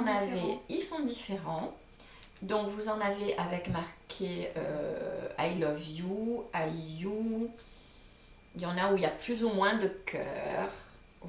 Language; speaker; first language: French; native; French